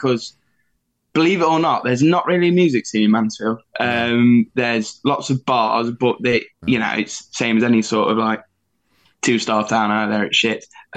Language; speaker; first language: English; native; English